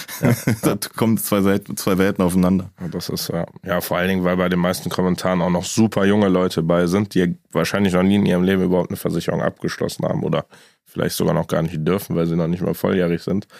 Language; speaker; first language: German; native; German